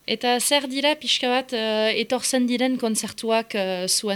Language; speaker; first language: Basque; native; Basque